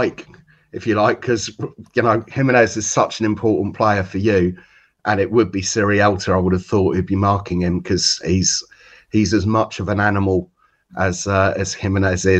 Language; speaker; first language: English; native; English